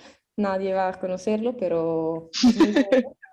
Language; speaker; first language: Spanish; non-native, fluent; Italian